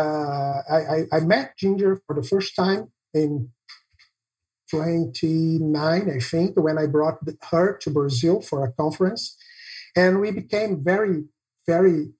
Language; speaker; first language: English; non-native, fluent; Portuguese